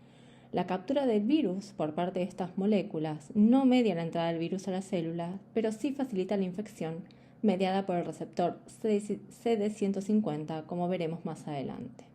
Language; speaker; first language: Spanish; native; Spanish